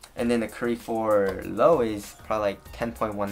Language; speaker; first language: English; native; English